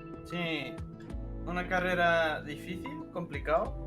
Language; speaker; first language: Spanish; non-native, learner; English